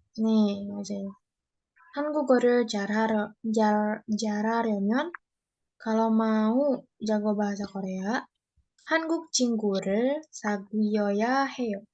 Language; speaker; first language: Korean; non-native, fluent; Indonesian